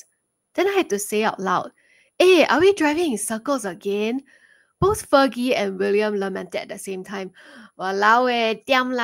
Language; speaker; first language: English; early bilingual, other home language; Chinese